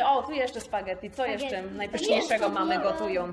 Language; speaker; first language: Polish; native; Polish